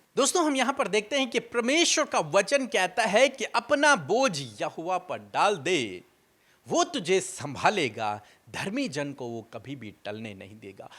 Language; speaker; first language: Hindi; native; Hindi